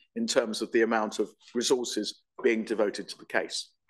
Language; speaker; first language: English; native; English